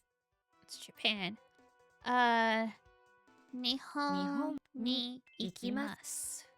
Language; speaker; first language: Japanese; non-native, learner; English